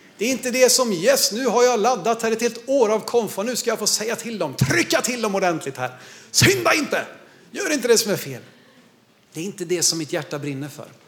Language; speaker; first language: Swedish; native; Swedish